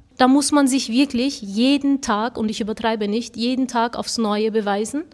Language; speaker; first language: German; early bilingual, other home language; Turkish